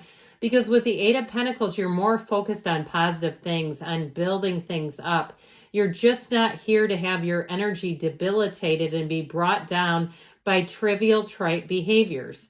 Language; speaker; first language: English; native; English